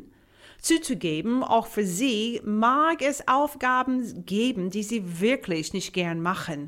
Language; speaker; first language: German; non-native, fluent; English